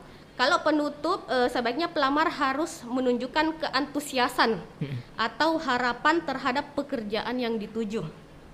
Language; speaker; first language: Indonesian; native; Indonesian